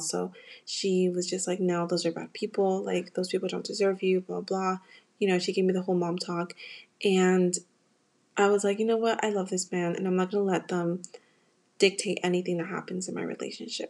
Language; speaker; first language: English; early bilingual, other home language; Spanish